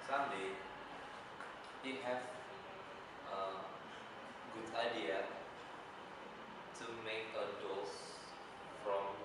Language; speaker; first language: English; non-native, learner; Indonesian